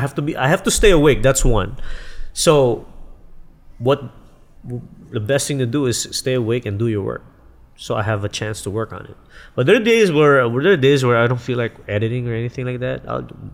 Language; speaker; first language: English; non-native, local second language; Filipino